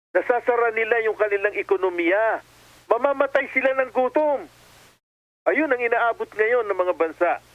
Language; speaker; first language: Filipino; native; Filipino